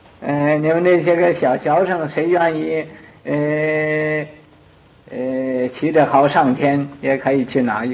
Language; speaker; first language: Chinese; native; Chinese